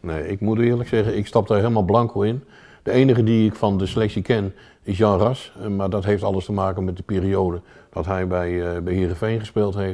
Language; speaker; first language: Dutch; native; Dutch